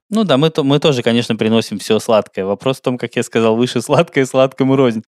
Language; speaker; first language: Russian; native; Russian